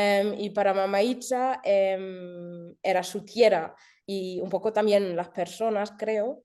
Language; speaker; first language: Spanish; early bilingual, heritage; German